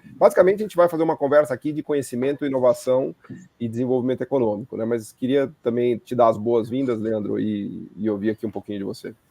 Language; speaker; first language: Portuguese; native; Portuguese